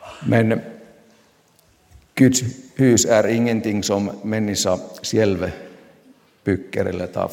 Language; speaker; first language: Swedish; non-native, local second language; Finnish